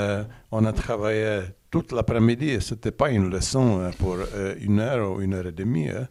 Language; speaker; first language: French; non-native, learner; Czech